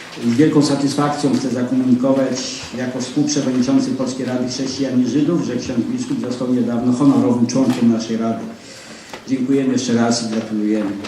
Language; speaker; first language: Polish; native; Polish